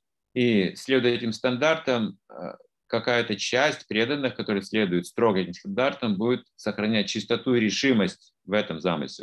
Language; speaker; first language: Russian; native; Russian